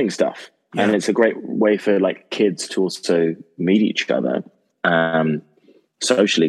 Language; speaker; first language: English; native; English